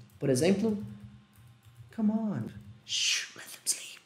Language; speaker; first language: English; non-native, fluent; Portuguese